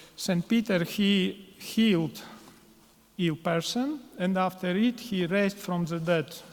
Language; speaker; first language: English; non-native, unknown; Latvian